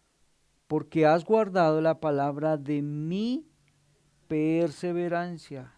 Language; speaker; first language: Spanish; native; Spanish